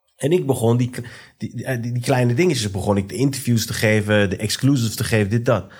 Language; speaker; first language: Dutch; early bilingual, other home language; Persian